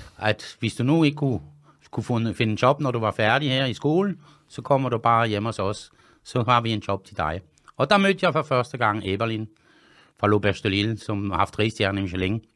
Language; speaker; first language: Danish; non-native, fluent; French